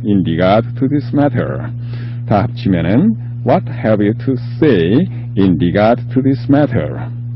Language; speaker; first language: English; non-native, fluent; Korean